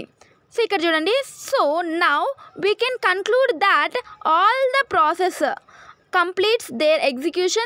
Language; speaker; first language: Telugu; native; Telugu